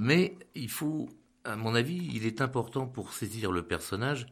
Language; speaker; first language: French; native; French